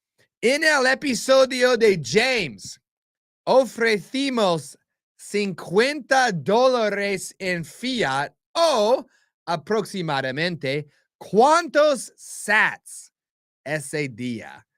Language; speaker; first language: Spanish; non-native, learner; English